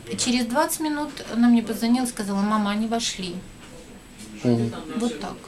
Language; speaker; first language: Russian; native; Russian